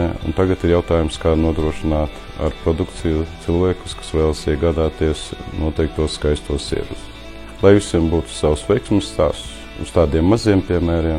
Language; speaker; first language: Latvian; native; Latvian